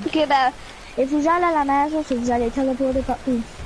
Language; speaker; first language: French; early bilingual, heritage; French